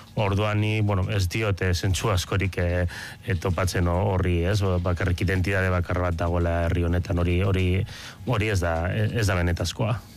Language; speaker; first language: Basque; native; Basque